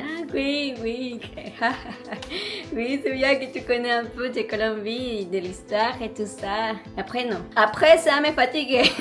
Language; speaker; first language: French; non-native, learner; Spanish